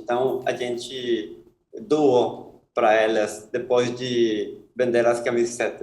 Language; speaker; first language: Portuguese; non-native, fluent; Spanish